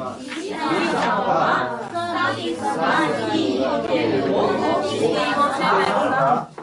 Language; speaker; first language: Japanese; non-native, fluent; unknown